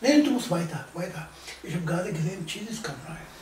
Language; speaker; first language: German; non-native, learner; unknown